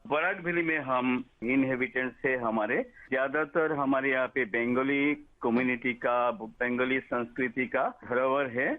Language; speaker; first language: Hindi; non-native, local second language; Bangla